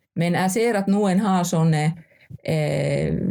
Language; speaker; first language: Norwegian; non-native, fluent; Finnish